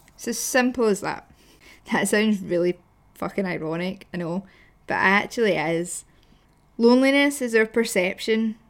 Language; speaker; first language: English; native; English